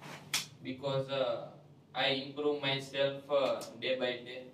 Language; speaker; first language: English; non-native, learner; Gujarati